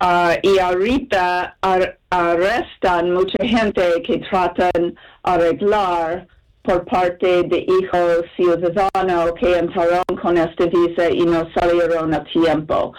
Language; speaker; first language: Spanish; non-native, fluent; English